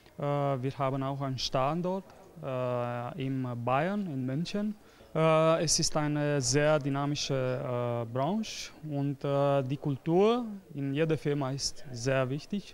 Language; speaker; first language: German; non-native, fluent; Romanian